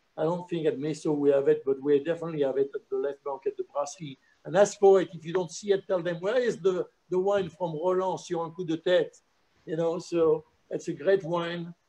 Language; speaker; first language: English; non-native, fluent; French